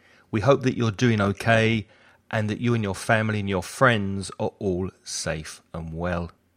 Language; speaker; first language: English; native; English